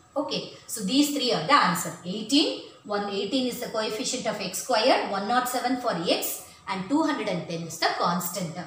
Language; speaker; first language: English; non-native, local second language; Tamil